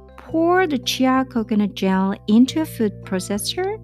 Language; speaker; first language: English; non-native, fluent; Korean